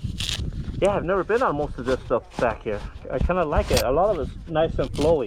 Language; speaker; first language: English; native; English